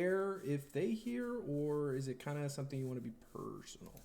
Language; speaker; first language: English; native; English